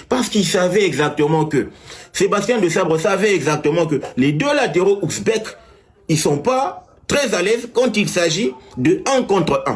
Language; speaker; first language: French; non-native, local second language; Lingala